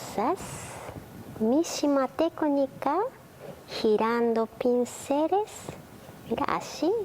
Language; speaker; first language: Spanish; non-native, learner; Japanese